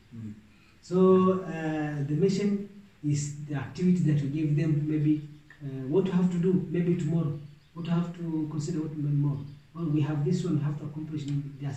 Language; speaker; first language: English; non-native, local second language; Swahili